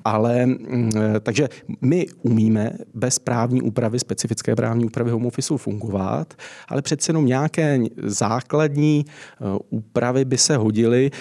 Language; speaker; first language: Czech; native; Czech